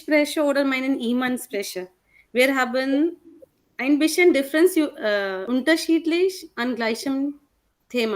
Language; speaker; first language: German; non-native, learner; Hindi